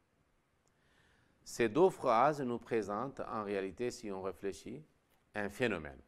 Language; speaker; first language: French; non-native, local second language; Wolof